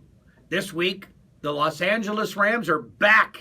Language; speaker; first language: English; native; English